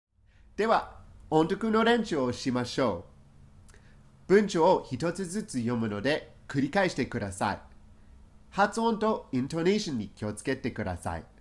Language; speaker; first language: Japanese; non-native, fluent; English